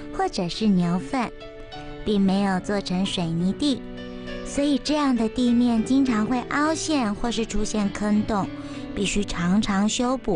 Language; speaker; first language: Chinese; native; Chinese